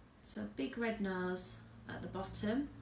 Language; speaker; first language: English; native; English